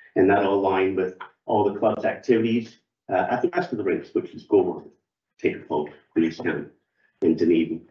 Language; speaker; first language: English; native; English